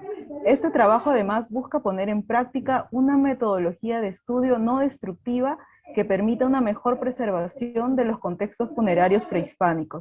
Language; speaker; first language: Spanish; native; Spanish